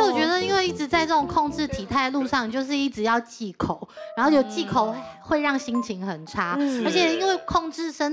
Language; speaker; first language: Chinese; native; Chinese